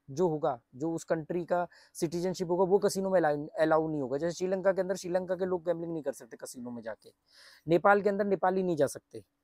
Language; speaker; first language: Hindi; native; Hindi